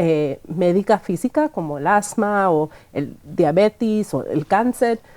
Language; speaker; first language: Spanish; early bilingual, heritage; Spanish